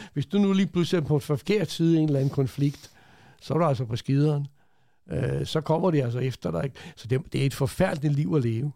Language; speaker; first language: Danish; early bilingual, other home language; Croatian